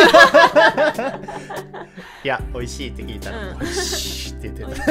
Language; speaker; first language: Japanese; native; Japanese